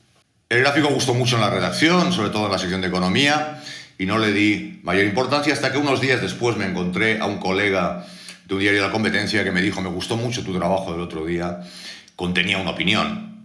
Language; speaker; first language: Spanish; native; Spanish